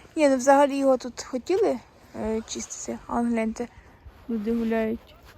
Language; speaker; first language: Ukrainian; native; Ukrainian